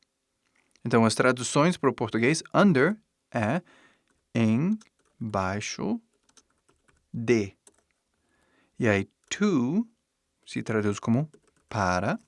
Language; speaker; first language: Portuguese; non-native, fluent; English